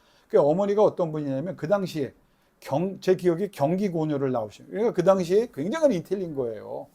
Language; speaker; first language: Korean; native; Korean